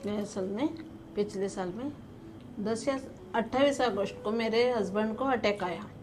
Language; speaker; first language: Hindi; non-native, local second language; Marathi